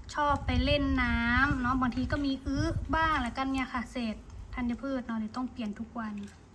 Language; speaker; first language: Thai; native; Thai